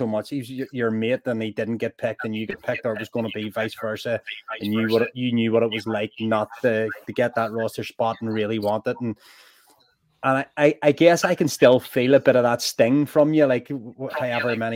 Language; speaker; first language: English; native; English